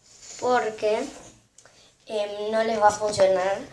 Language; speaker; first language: Spanish; native; Spanish